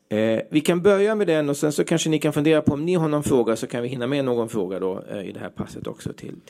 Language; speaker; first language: Swedish; native; Swedish